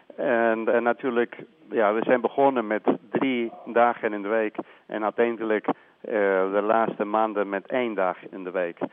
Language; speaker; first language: Dutch; non-native, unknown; Spanish